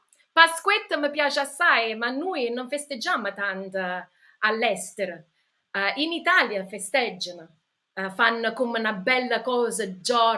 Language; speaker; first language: Italian; early bilingual, heritage; English